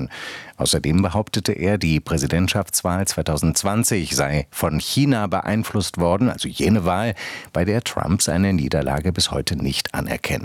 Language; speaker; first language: German; native; German